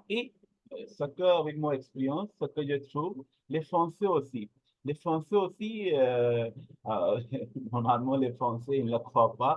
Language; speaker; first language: French; non-native, learner; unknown